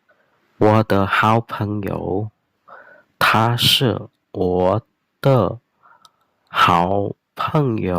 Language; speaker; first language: Chinese; non-native, fluent; Khmer